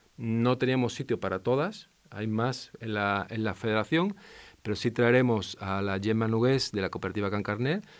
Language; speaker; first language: Spanish; non-native, local second language; Catalan